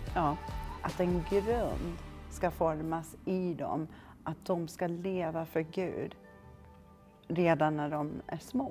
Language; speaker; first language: Swedish; non-native, fluent; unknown